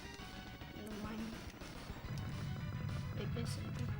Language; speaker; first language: Welsh; non-native, local second language; English